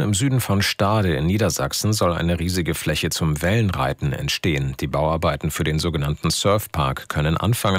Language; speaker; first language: German; native; German